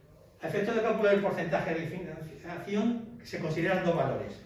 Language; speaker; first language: Spanish; native; Spanish